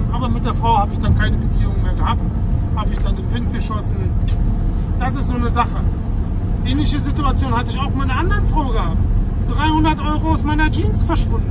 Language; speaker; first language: German; native; German